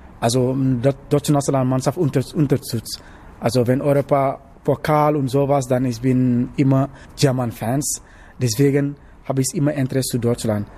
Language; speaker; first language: German; non-native, learner; Wolof